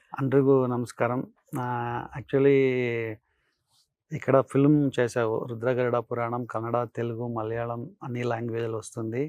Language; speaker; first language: Telugu; non-native, learner; Kannada